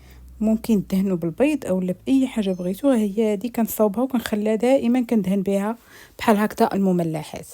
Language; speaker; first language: Arabic; native; Arabic